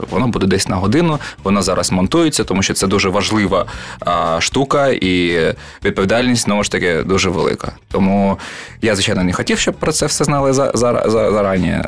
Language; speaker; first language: Ukrainian; non-native, local second language; Russian